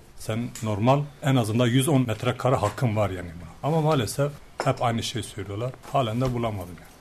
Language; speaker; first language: Turkish; native; Turkish